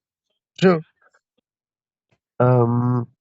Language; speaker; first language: English; non-native, learner; Spanish